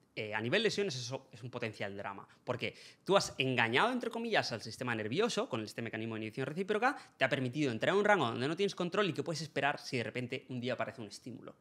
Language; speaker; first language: Spanish; native; Spanish